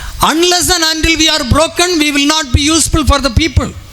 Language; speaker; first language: English; non-native, local second language; Tamil